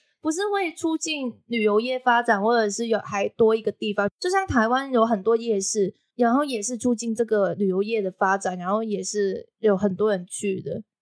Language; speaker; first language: Chinese; non-native, local second language; Cantonese